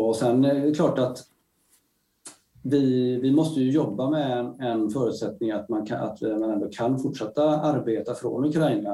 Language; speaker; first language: Swedish; native; Swedish